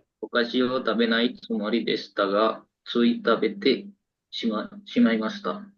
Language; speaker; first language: Japanese; non-native, learner; Sinhala